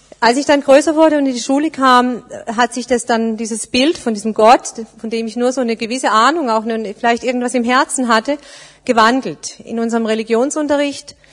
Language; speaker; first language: German; native; German